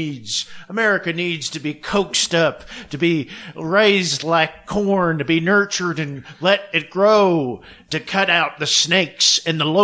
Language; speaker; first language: English; native; English